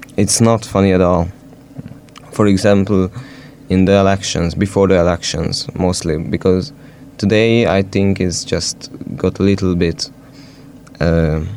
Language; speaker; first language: English; non-native, fluent; Hungarian